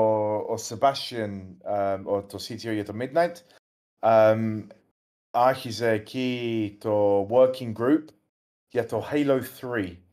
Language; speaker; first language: Greek; early bilingual, heritage; English